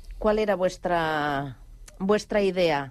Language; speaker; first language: Spanish; non-native, local second language; Catalan